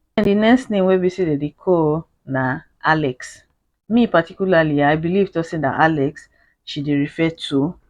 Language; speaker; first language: Nigerian Pidgin; native; Nigerian Pidgin